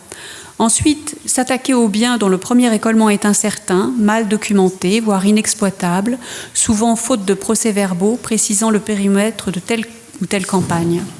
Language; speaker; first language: French; native; French